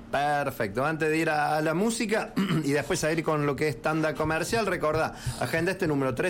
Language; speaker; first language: Spanish; native; Spanish